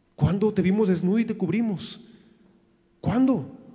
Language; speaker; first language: Spanish; native; Spanish